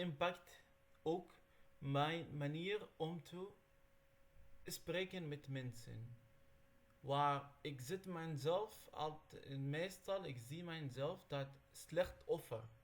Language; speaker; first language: Dutch; non-native, learner; Arabic